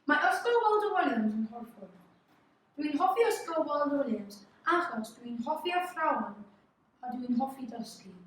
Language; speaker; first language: Welsh; non-native, learner; English